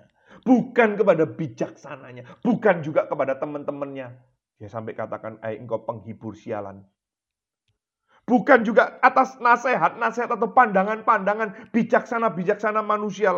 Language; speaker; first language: Indonesian; native; Indonesian